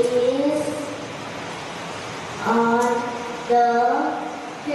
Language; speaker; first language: English; non-native, learner; Vietnamese